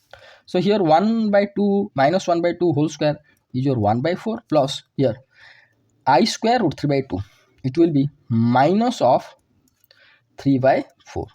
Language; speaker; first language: English; non-native, local second language; Odia